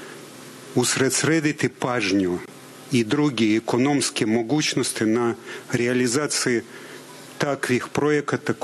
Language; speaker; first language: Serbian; non-native, fluent; Russian